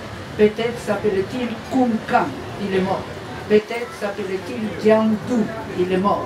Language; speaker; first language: French; non-native, fluent; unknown